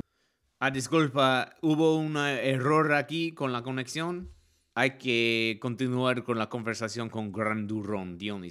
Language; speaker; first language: Spanish; non-native, learner; English